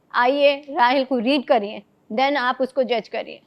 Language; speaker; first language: Hindi; non-native, local second language; Telugu